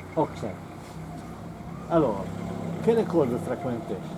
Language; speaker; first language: French; non-native, learner; Italian